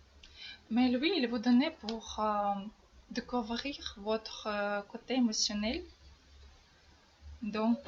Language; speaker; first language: French; non-native, fluent; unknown